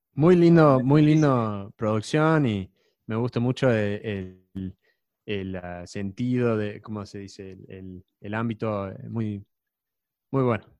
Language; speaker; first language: Spanish; non-native, fluent; English